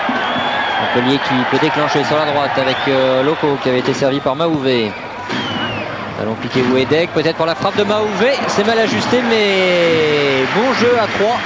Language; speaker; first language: French; native; French